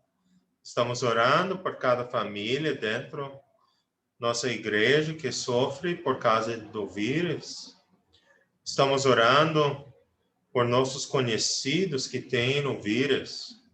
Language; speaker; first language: Portuguese; non-native, learner; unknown